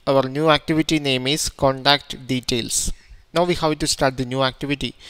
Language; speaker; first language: English; non-native, local second language; Malayalam